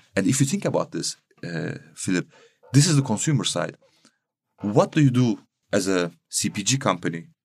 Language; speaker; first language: English; non-native, fluent; Turkish